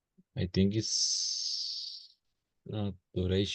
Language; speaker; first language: English; non-native, learner; Spanish